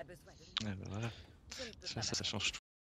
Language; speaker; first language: French; native; French